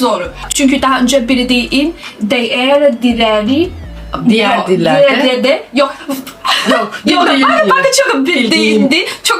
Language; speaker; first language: Turkish; non-native, learner; Chinese